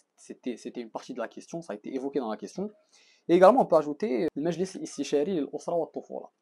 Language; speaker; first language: French; non-native, local second language; Arabic